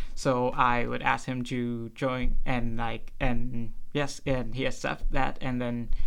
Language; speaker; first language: English; non-native, fluent; Vietnamese